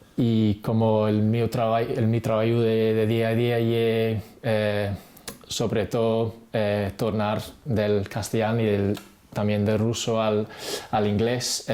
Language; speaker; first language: Spanish; non-native, fluent; English